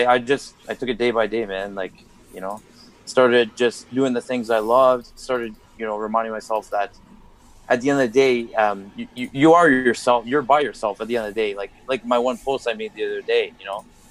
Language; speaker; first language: English; native; English